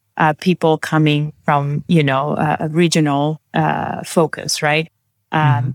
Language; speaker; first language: English; non-native, fluent; Spanish